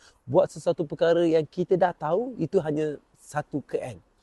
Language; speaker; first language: Malay; native; Malay